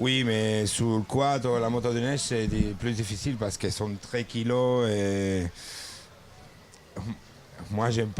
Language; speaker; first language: French; non-native, learner; Spanish